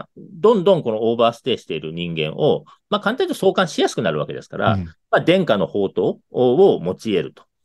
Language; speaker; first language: Japanese; native; Japanese